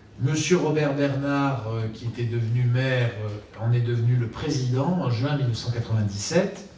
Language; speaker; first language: French; native; French